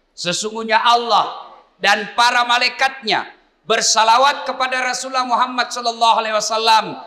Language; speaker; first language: Indonesian; non-native, local second language; Buginese